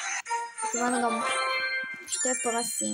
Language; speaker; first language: Hebrew; native; Hebrew